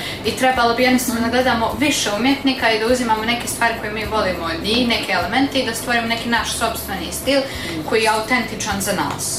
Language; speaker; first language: Serbian; native; Serbian